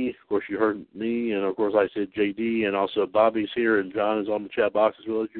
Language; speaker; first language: English; native; English